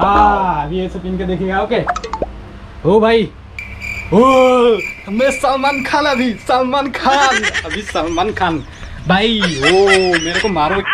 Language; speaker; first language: Hindi; non-native, local second language; Assamese